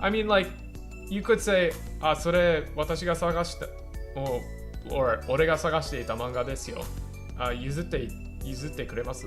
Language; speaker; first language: Japanese; non-native, fluent; English